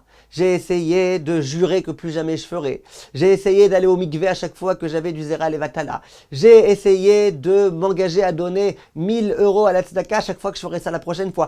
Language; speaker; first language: French; native; French